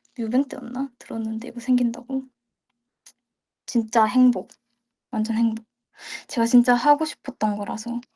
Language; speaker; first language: Korean; native; Korean